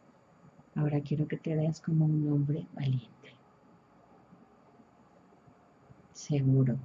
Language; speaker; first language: Spanish; native; Spanish